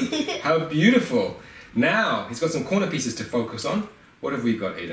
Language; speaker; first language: English; native; English